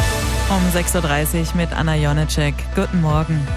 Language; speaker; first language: German; native; German